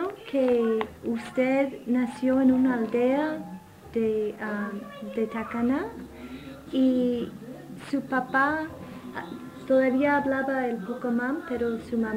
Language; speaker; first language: Spanish; non-native, fluent; English